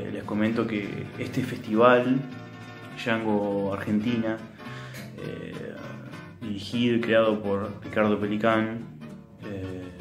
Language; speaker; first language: Spanish; native; Spanish